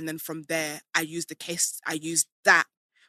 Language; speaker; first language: English; native; English